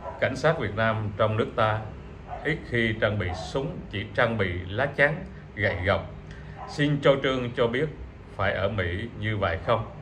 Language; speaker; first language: Vietnamese; native; Vietnamese